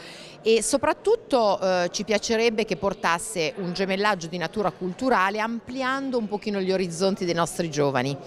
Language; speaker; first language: Italian; native; Italian